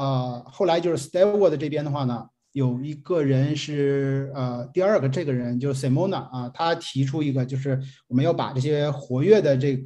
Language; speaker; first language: Chinese; native; Chinese